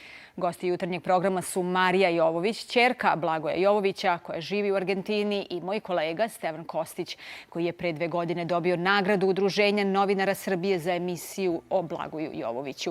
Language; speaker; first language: Serbian; native; Serbian